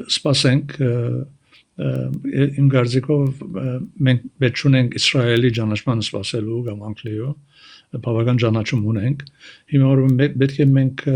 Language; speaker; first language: Armenian; early bilingual, heritage; Armenian